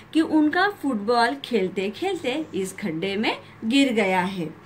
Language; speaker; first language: Hindi; non-native, local second language; Marathi